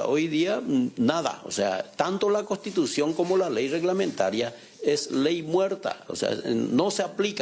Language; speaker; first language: Spanish; native; Spanish